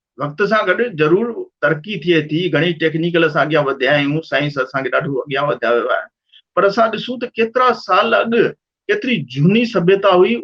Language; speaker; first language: Sindhi; early bilingual, heritage; Sindhi